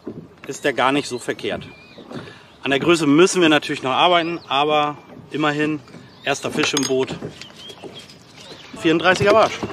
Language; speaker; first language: German; native; German